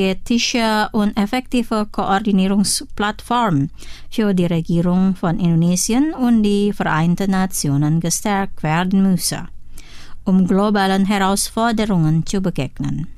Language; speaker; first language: German; non-native, fluent; Indonesian